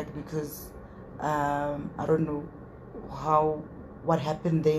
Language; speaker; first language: English; non-native, local second language; Tswana